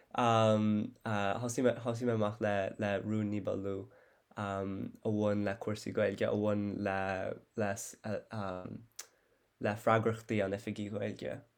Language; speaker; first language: Irish; non-native, fluent; English